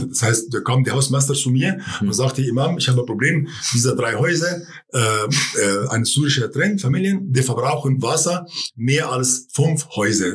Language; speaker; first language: German; non-native, fluent; Arabic